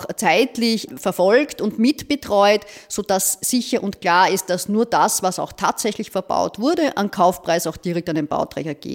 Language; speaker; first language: German; native; German